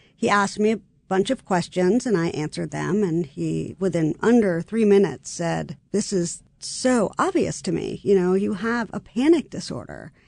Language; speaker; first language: English; native; English